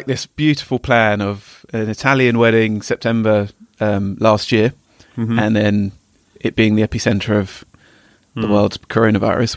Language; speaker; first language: English; native; English